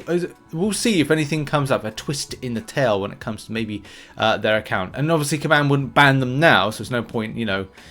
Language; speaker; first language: English; native; English